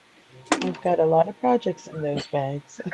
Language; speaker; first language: English; native; English